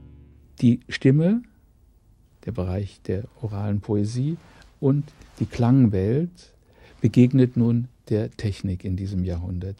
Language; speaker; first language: German; native; German